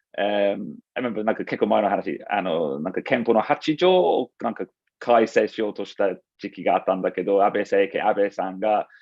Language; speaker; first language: Japanese; non-native, fluent; English